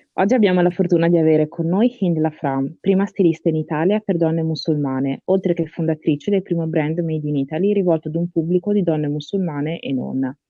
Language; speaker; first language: Italian; early bilingual, other home language; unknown